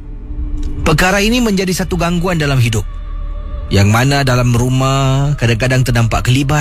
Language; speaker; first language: Malay; native; Malay